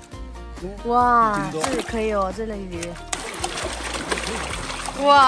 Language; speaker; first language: Chinese; non-native, local second language; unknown